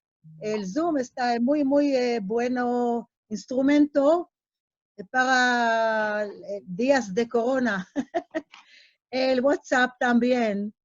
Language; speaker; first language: Spanish; non-native, learner; Hebrew